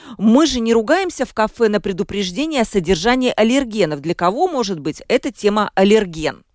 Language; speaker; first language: Russian; native; Russian